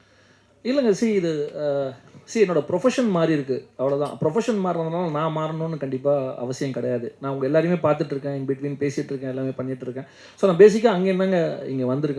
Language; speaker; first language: Tamil; native; Tamil